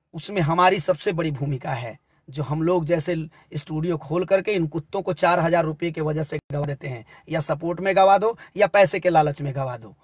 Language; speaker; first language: Hindi; native; Hindi